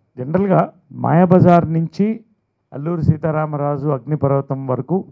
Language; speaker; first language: Telugu; native; Telugu